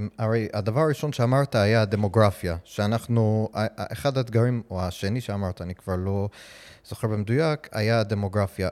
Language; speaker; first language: Hebrew; non-native, fluent; English